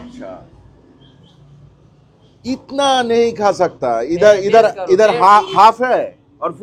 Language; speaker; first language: Hindi; non-native, learner; Bangla